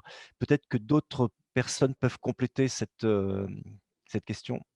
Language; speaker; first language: French; native; French